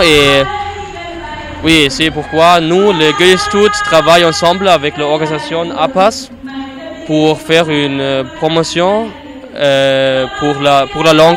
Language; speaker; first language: French; non-native, learner; German